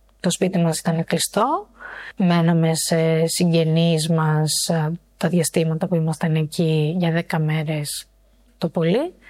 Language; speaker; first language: Greek; early bilingual, other home language; Albanian